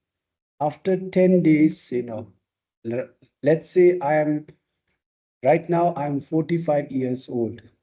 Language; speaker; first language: English; non-native, fluent; Tibetan